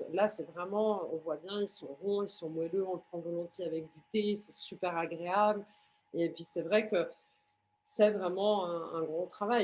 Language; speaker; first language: French; native; French